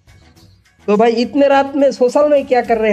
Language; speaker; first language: Hindi; non-native, fluent; Bangla